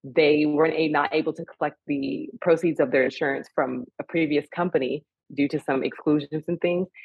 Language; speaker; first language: English; native; English